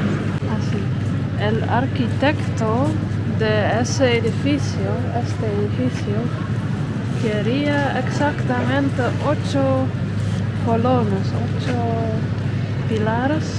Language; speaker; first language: Spanish; non-native, fluent; Dutch